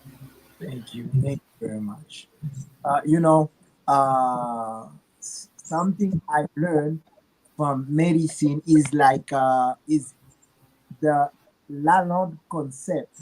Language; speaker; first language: English; non-native, learner; Haitian Creole